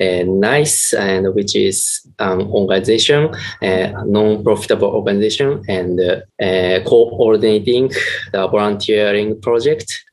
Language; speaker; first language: English; non-native, learner; Japanese